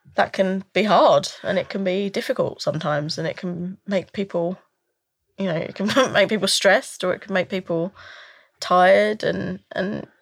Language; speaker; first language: English; native; English